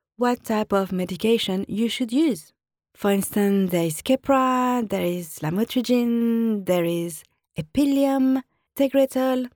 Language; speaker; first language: English; non-native, fluent; French